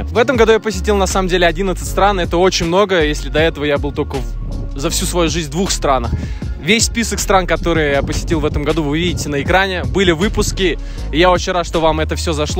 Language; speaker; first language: Russian; native; Russian